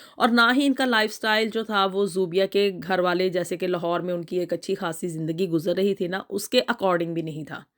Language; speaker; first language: Urdu; native; Urdu